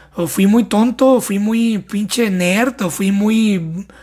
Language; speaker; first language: Spanish; native; Spanish